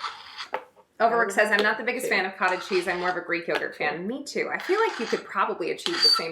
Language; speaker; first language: English; native; English